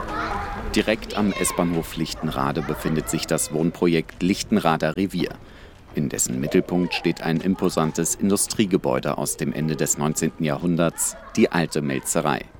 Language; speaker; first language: German; native; German